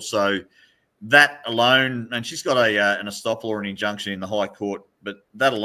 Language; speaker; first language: English; native; English